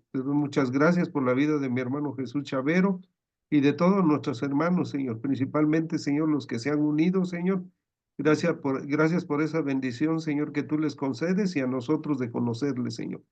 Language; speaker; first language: Spanish; native; Spanish